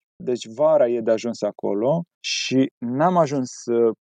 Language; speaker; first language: Romanian; native; Romanian